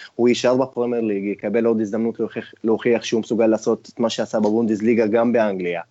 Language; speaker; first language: Hebrew; non-native, local second language; Arabic